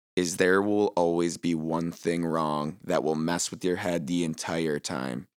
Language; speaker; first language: English; native; English